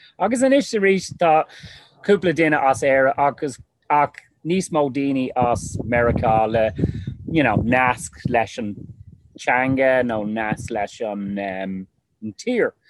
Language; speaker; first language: Irish; non-native, local second language; English